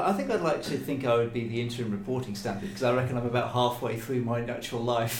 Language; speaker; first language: English; native; English